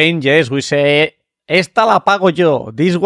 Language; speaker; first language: English; non-native, fluent; Spanish